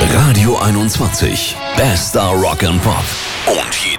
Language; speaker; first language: German; native; German